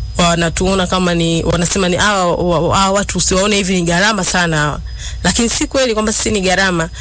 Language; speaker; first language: Swahili; non-native, local second language; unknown